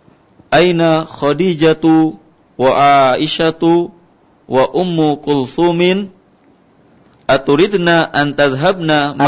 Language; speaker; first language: Arabic; non-native, learner; Indonesian